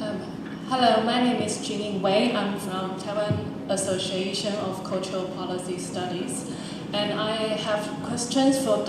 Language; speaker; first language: English; non-native, fluent; Chinese